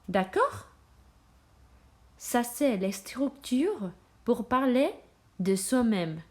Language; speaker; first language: French; non-native, fluent; Spanish